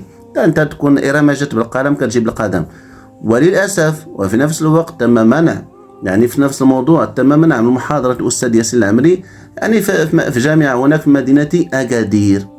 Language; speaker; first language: Arabic; native; Arabic